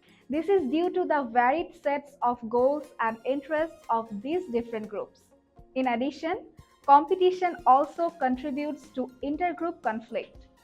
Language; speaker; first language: English; non-native, local second language; Bangla